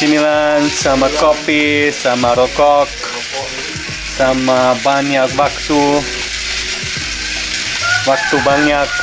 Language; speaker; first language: Indonesian; non-native, learner; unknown